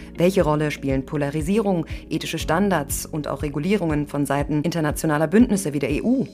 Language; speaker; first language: German; native; German